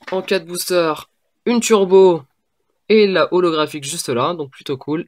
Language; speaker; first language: French; native; French